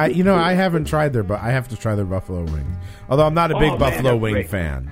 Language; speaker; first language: English; native; English